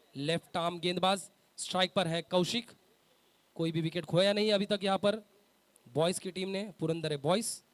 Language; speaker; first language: Hindi; non-native, local second language; Marathi